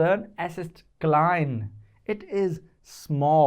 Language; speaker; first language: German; non-native, fluent; Hindi